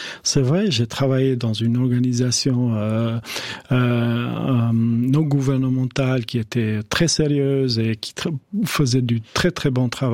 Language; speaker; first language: French; non-native, fluent; Albanian